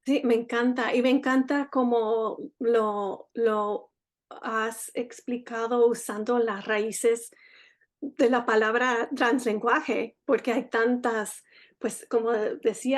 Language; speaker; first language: Spanish; early bilingual, heritage; Spanish